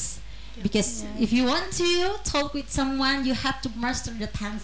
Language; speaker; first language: English; non-native, local second language; Indonesian